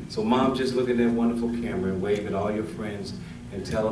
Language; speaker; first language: English; native; English